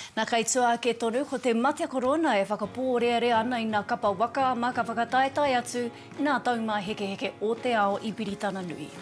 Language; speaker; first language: Māori; native; Māori